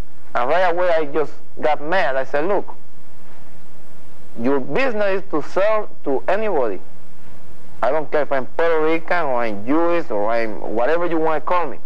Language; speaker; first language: English; non-native, fluent; Spanish